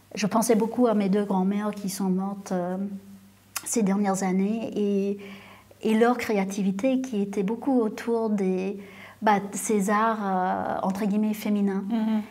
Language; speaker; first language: French; non-native, local second language; English